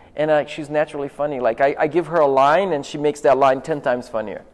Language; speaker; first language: English; non-native, fluent; Portuguese